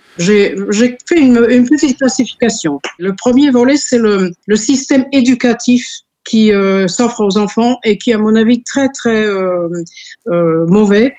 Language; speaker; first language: French; non-native, fluent; Serbian